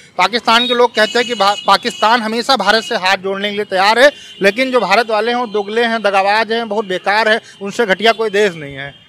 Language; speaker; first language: Hindi; native; Hindi